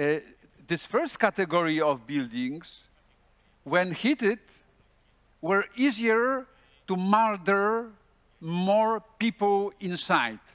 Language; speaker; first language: English; non-native, fluent; Polish